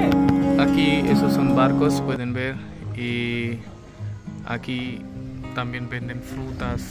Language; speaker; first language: Spanish; non-native, learner; Hindi